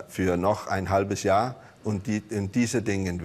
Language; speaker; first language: German; non-native, learner; Danish